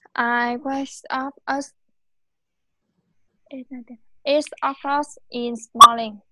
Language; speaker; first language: English; non-native, learner; Vietnamese